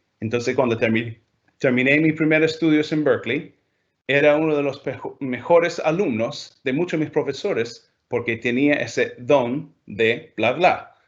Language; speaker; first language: Spanish; non-native, fluent; English